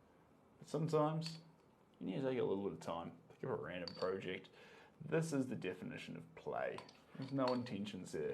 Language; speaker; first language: English; native; English